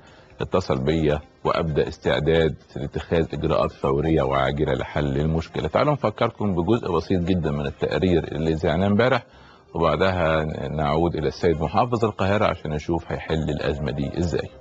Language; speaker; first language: Arabic; native; Arabic